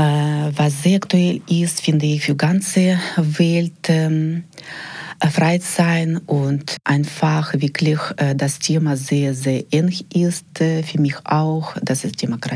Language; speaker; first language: German; non-native, fluent; Ukrainian